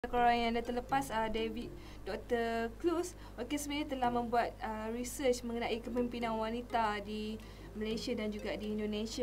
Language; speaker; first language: Malay; native; Malay